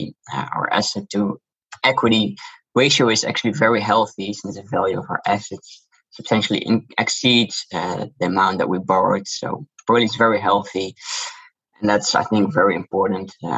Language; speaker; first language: English; non-native, fluent; Dutch